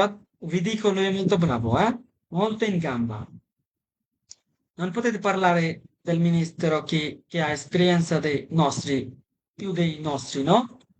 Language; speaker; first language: Italian; non-native, fluent; Bangla